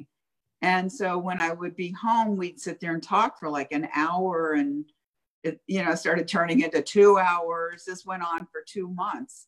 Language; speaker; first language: English; native; English